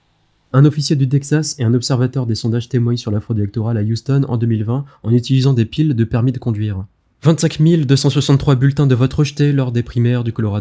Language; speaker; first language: French; native; French